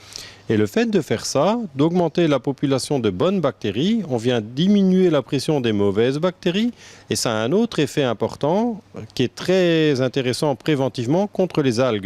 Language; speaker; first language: French; native; French